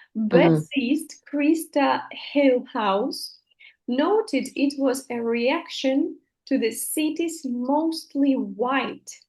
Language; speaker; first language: English; non-native, fluent; Russian